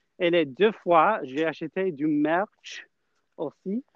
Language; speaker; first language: French; non-native, learner; English